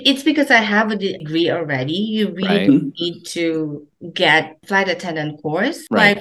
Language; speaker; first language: English; non-native, local second language; Filipino